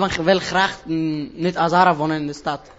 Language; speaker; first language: Dutch; non-native, learner; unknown